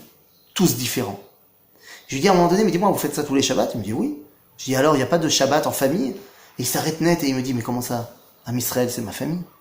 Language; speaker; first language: French; native; French